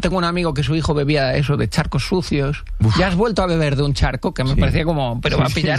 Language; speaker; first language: Spanish; native; Spanish